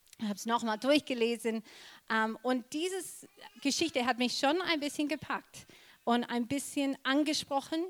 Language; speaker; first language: German; non-native, fluent; English